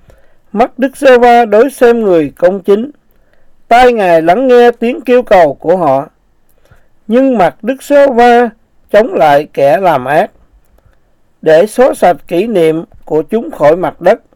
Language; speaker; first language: Vietnamese; native; Vietnamese